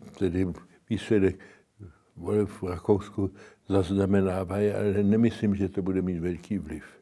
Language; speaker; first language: Czech; early bilingual, heritage; Czech